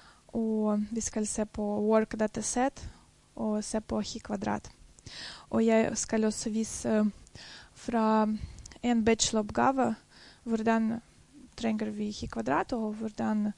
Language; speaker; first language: Norwegian; non-native, fluent; Russian